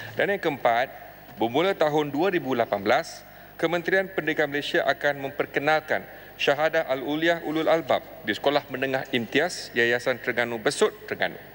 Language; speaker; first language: Malay; native; Malay